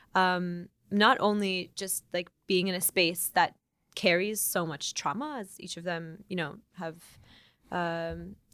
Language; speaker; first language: English; native; English